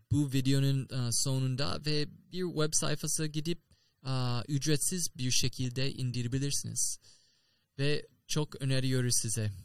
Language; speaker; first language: Turkish; non-native, learner; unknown